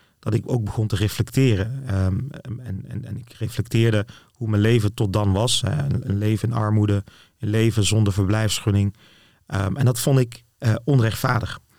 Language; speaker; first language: Dutch; early bilingual, other home language; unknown